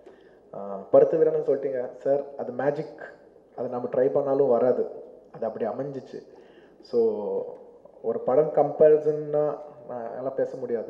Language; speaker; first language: Tamil; non-native, local second language; Telugu